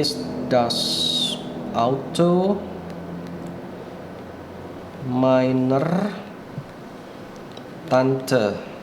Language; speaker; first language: German; non-native, fluent; Indonesian